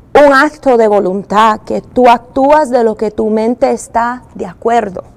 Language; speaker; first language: Spanish; early bilingual, heritage; Spanish